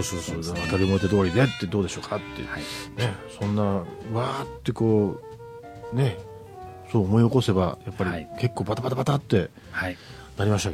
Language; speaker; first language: Japanese; native; Japanese